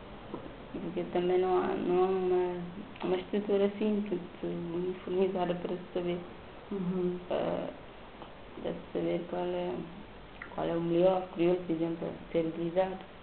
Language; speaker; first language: Portuguese; non-native, local second language; Kabuverdianu